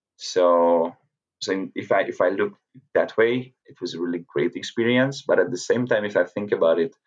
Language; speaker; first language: English; non-native, fluent; Hungarian